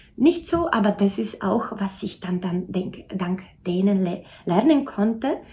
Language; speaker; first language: German; non-native, learner; Czech